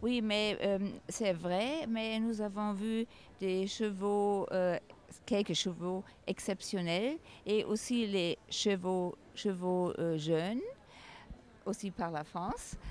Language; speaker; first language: French; non-native, learner; German